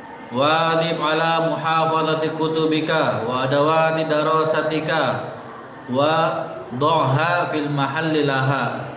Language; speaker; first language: Arabic; non-native, fluent; Indonesian